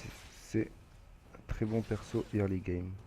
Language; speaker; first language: French; native; French